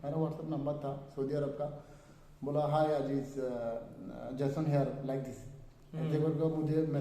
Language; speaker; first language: Hindi; non-native, learner; Bangla